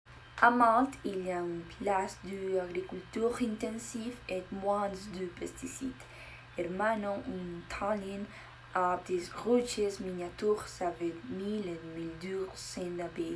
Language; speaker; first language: French; non-native, learner; Spanish